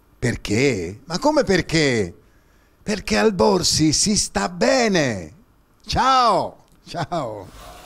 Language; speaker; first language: Italian; native; Italian